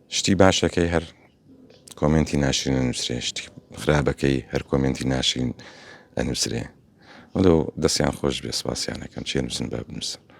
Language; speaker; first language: Central Kurdish; non-native, local second language; Gurani